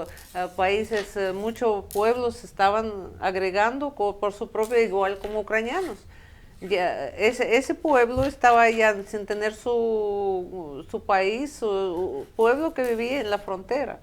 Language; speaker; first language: Spanish; non-native, fluent; Russian